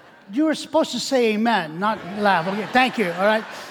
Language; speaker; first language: English; early bilingual, other home language; Spanish